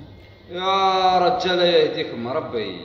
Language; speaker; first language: Arabic; native; Arabic